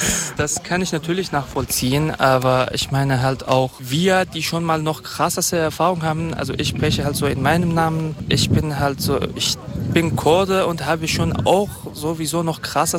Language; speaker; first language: German; non-native, fluent; Kurdish